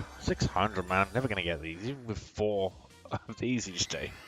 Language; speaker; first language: English; native; English